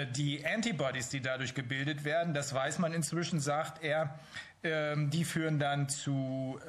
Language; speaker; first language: German; native; German